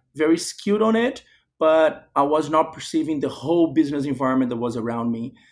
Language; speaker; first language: English; non-native, fluent; Portuguese